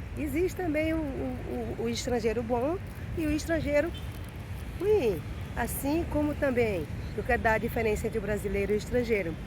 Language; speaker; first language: Portuguese; native; Portuguese